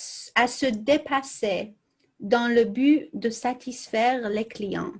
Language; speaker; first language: French; non-native, learner; English